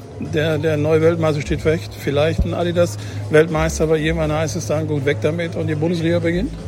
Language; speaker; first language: German; native; German